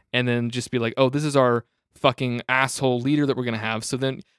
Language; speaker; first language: English; native; English